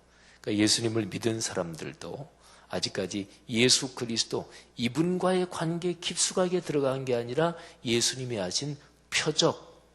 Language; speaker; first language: Korean; native; Korean